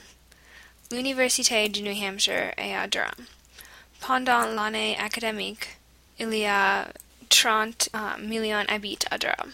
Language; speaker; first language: French; non-native, learner; English